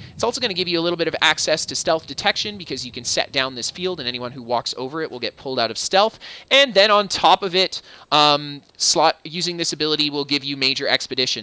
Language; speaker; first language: English; native; English